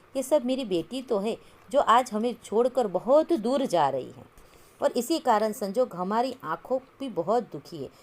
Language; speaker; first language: Hindi; non-native, local second language; Gujarati